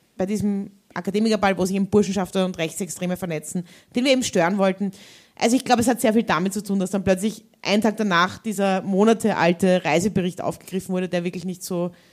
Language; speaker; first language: German; native; German